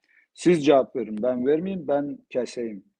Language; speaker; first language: Turkish; non-native, local second language; Zaza